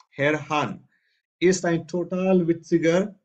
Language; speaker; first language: German; non-native, fluent; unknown